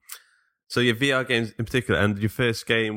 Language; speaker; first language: English; native; English